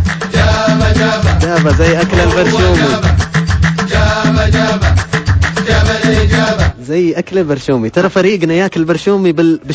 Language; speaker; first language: Arabic; native; Arabic